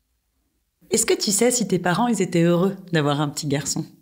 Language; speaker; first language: French; native; French